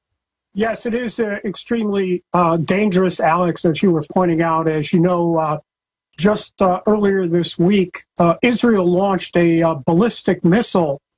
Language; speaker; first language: English; native; English